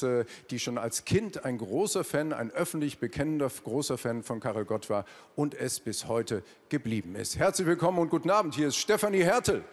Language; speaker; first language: German; native; German